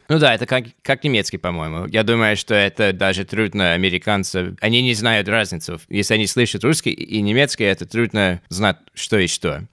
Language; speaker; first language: Russian; non-native, fluent; English